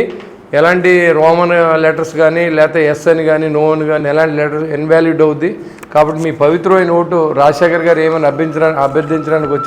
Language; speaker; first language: Telugu; native; Telugu